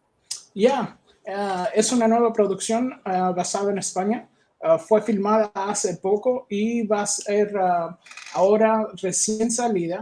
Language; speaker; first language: Spanish; non-native, learner; English